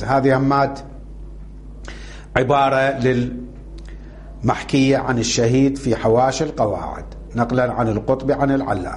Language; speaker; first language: Arabic; native; Arabic